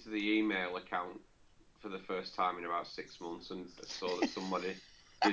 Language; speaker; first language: English; native; English